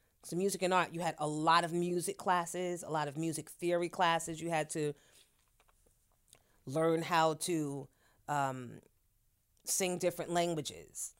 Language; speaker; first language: English; native; English